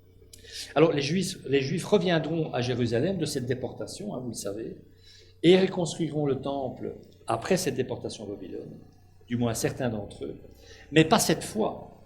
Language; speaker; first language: French; native; French